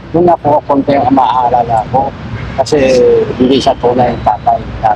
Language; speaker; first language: Filipino; non-native, fluent; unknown